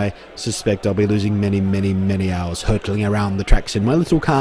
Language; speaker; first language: English; native; English